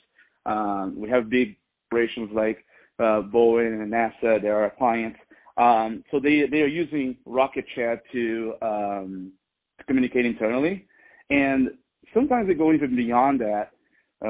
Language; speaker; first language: English; non-native, fluent; Portuguese